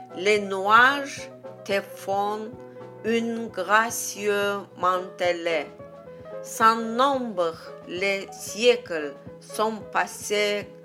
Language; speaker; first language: French; non-native, fluent; Azerbaijani